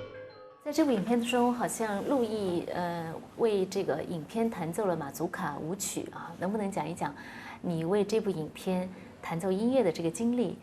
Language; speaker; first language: Chinese; native; Chinese